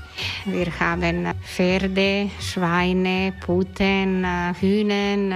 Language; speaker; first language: German; non-native, learner; Croatian